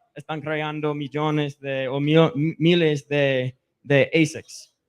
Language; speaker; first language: Spanish; non-native, fluent; English